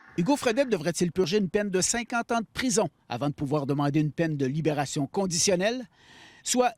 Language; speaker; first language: French; native; French